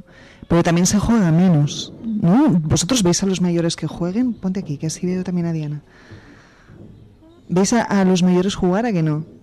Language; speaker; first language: Spanish; native; Spanish